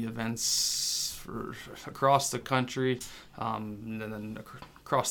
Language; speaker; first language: English; non-native, fluent; French